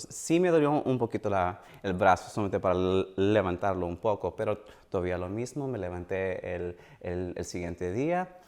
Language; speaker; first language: Spanish; early bilingual, heritage; Spanish